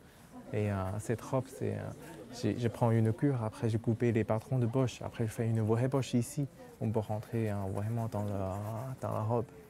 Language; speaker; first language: French; non-native, local second language; Chinese